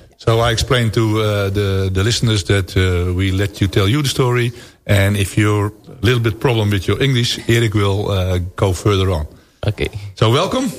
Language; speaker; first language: English; non-native, fluent; Dutch